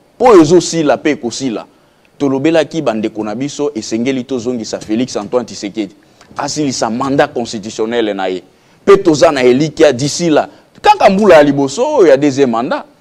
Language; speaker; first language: Lingala; native; Lingala